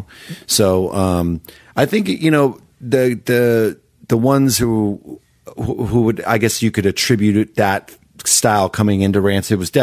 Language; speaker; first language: English; native; English